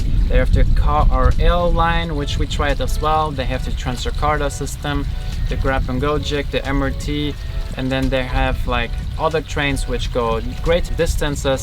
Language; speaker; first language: English; non-native, fluent; German